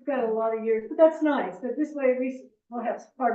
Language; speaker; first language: English; native; English